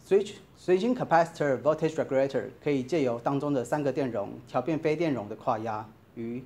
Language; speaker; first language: Chinese; native; Chinese